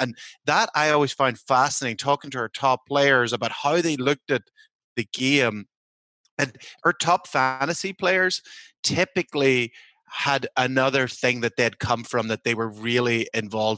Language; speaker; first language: English; native; English